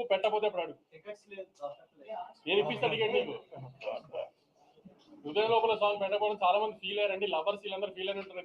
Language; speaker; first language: Telugu; native; Telugu